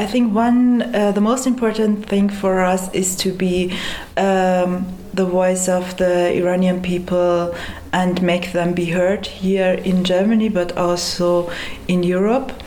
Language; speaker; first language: English; non-native, fluent; Persian